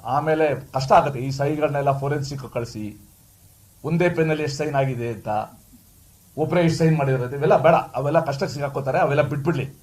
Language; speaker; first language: Kannada; native; Kannada